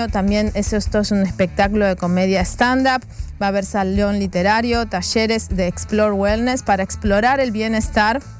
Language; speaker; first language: Spanish; native; Spanish